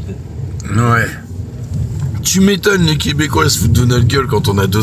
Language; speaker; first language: French; native; French